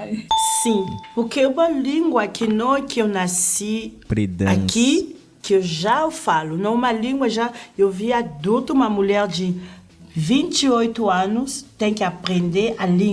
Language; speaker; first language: Portuguese; non-native, learner; French